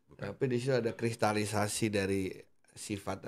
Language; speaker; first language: Indonesian; non-native, local second language; Javanese